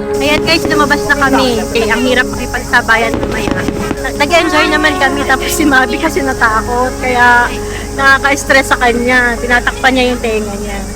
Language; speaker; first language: Filipino; native; Filipino